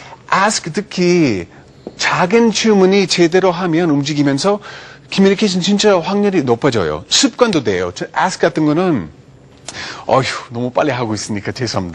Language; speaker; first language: Korean; non-native, fluent; English